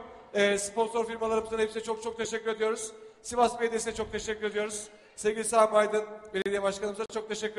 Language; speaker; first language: Turkish; native; Turkish